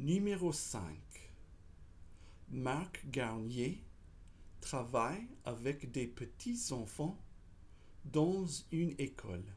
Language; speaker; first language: French; non-native, fluent; English